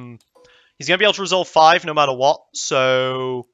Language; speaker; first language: English; native; English